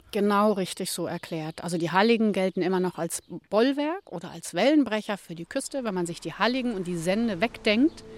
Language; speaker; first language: German; native; German